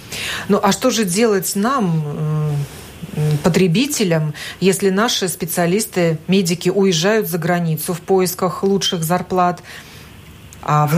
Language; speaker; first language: Russian; native; Russian